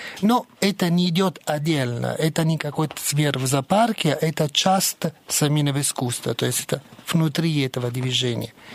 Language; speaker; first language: Russian; non-native, fluent; Italian